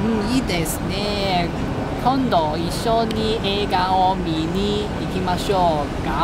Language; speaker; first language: Japanese; non-native, learner; Cantonese